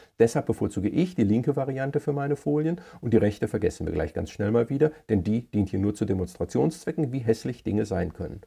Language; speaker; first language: German; native; German